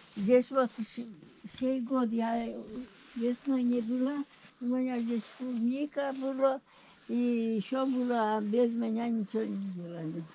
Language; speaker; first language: Russian; non-native, local second language; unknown